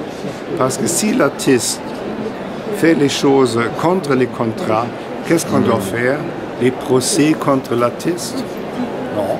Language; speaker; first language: French; non-native, fluent; German